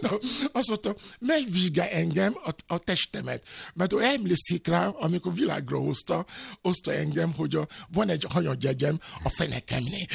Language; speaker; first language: Hungarian; non-native, learner; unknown